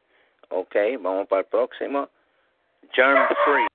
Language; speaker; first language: Spanish; early bilingual, heritage; Spanish